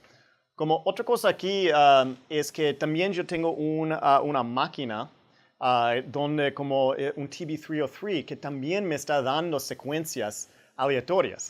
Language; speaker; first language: Spanish; non-native, fluent; English